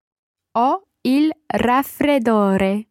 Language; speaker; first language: Italian; non-native, learner; English